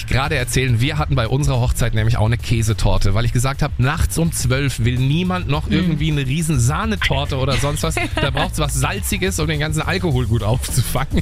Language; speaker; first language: German; native; German